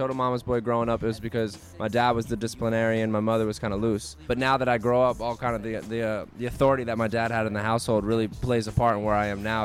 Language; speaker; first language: English; native; English